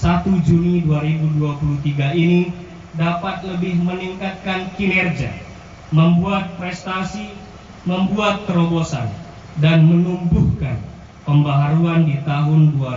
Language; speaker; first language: Indonesian; native; Indonesian